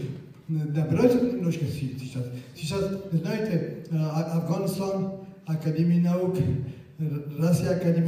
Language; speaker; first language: Russian; non-native, learner; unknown